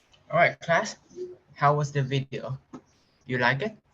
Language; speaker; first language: English; non-native, fluent; Vietnamese